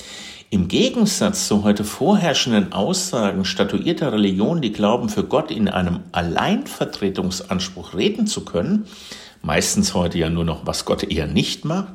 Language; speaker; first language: German; native; German